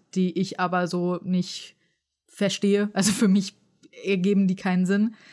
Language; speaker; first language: German; native; German